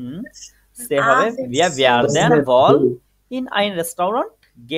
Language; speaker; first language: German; non-native, fluent; Bangla